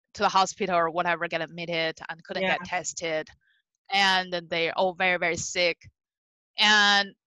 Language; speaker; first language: English; non-native, fluent; Chinese